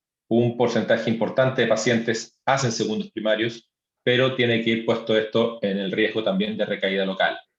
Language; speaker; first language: Spanish; native; Spanish